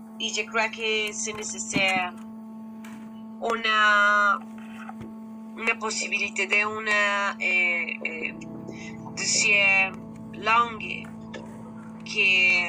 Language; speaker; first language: French; non-native, learner; Spanish